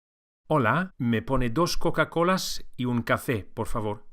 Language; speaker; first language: Spanish; non-native, fluent; English